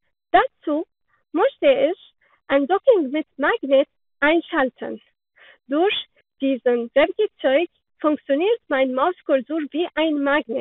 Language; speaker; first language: German; non-native, learner; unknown